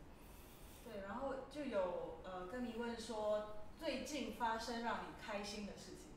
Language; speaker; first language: Chinese; native; Chinese